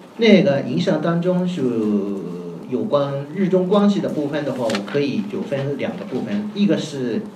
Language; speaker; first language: Chinese; non-native, fluent; Japanese